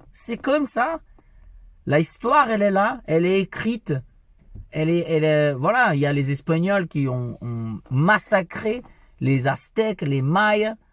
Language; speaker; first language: French; non-native, fluent; Portuguese